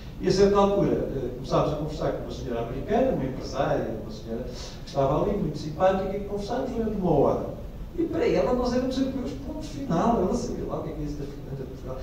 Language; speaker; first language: Portuguese; native; Portuguese